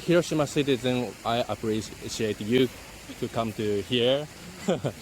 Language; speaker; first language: English; non-native, learner; Japanese